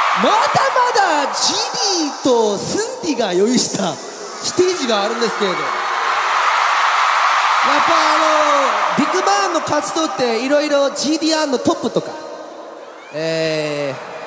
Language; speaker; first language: Japanese; native; Japanese